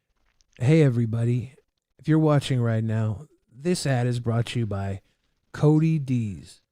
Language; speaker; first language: English; native; English